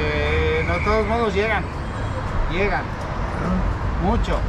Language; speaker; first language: Spanish; native; Spanish